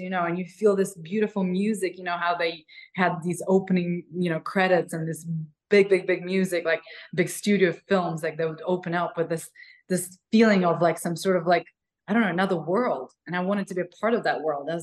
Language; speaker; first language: English; non-native, fluent; Ukrainian